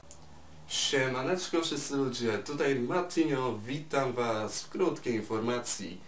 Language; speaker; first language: Polish; native; Polish